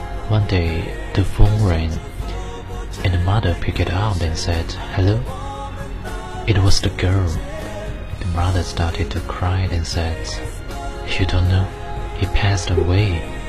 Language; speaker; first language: English; non-native, fluent; Chinese